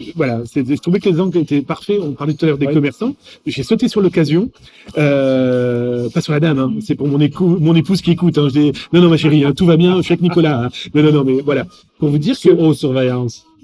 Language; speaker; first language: French; native; French